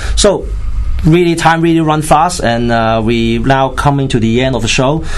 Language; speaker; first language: English; non-native, local second language; Cantonese